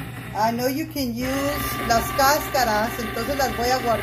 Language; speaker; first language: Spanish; early bilingual, heritage; Spanish